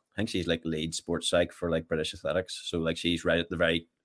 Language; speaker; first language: English; native; English